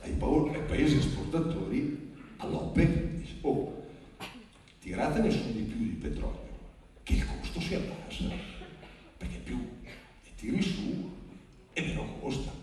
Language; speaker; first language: Italian; native; Italian